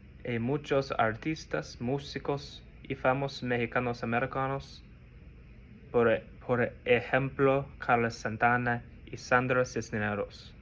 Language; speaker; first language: Spanish; non-native, learner; English